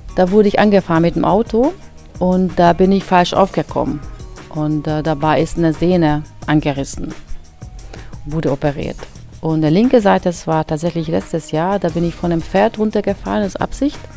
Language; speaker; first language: German; non-native, fluent; Hungarian